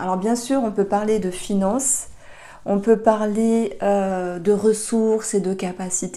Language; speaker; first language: French; native; French